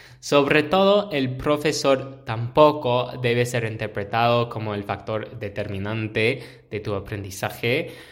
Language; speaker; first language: Spanish; non-native, fluent; English